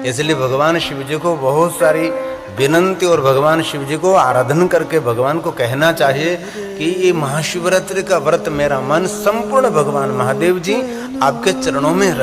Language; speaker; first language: Hindi; non-native, local second language; Gujarati